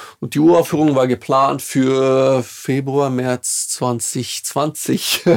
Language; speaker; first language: German; non-native, fluent; Slovak